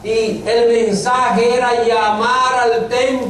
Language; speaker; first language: Spanish; native; Spanish